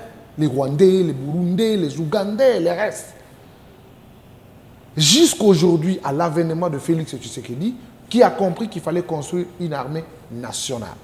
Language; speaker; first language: French; non-native, local second language; Lingala